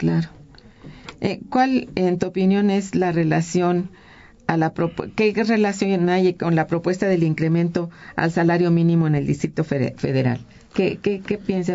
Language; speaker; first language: Spanish; native; Spanish